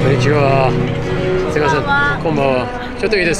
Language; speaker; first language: Japanese; non-native, learner; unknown